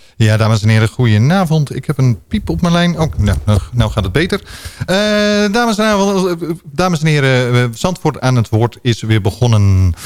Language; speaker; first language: Dutch; native; Dutch